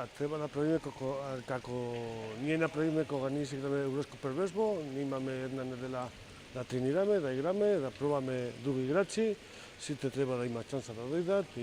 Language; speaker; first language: Macedonian; non-native, fluent; Spanish